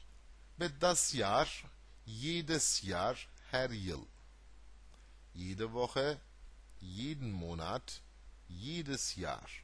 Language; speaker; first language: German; non-native, fluent; Turkish